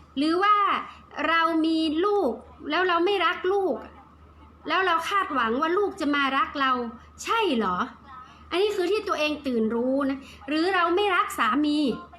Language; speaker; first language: Thai; native; Thai